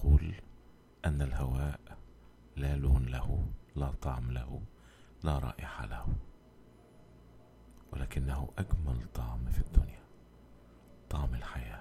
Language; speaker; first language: Arabic; native; Arabic